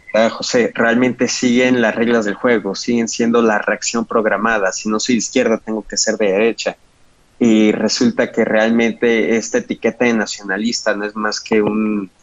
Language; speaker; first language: Spanish; native; Spanish